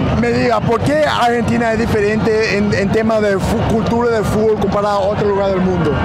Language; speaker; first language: Spanish; early bilingual, heritage; Spanish